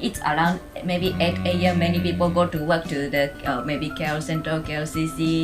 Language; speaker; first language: English; non-native, fluent; Japanese